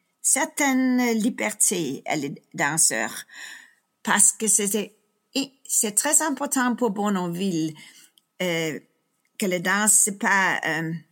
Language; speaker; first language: French; non-native, fluent; Danish